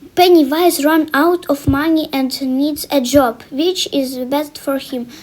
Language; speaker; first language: English; non-native, learner; Ukrainian